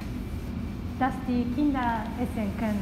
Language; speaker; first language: German; non-native, learner; Japanese